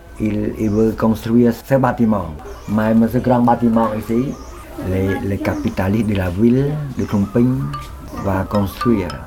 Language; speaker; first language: French; non-native, local second language; Khmer